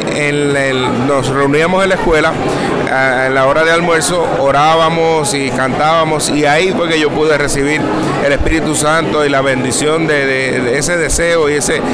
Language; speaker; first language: Spanish; native; Spanish